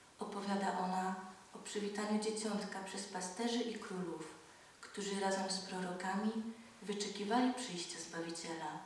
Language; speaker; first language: Polish; native; Polish